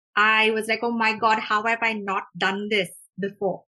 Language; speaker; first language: English; non-native, local second language; Hindi